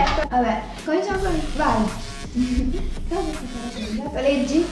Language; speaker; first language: Italian; native; Italian